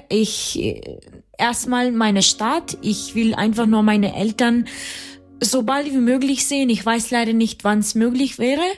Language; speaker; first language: German; non-native, fluent; Ukrainian